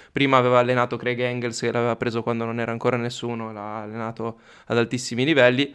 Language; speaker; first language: Italian; native; Italian